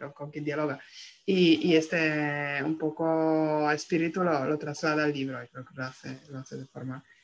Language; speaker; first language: Spanish; non-native, fluent; Polish